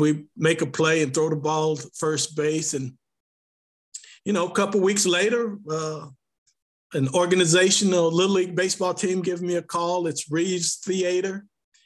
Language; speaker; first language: English; native; English